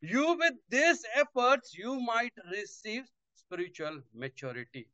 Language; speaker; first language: English; non-native, local second language; Marathi